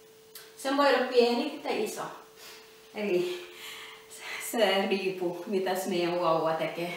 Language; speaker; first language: Finnish; non-native, learner; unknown